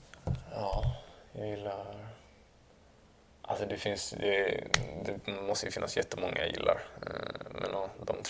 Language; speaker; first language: Swedish; early bilingual, other home language; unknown